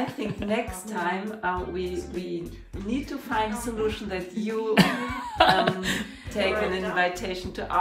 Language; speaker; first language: English; non-native, fluent; German